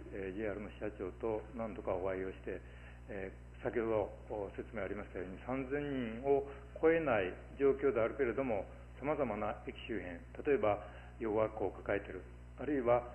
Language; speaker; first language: Japanese; native; Japanese